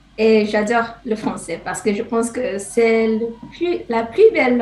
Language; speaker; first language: French; non-native, learner; Japanese